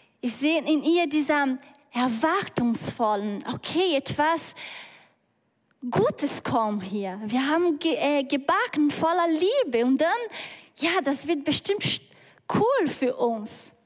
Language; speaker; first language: German; non-native, learner; Portuguese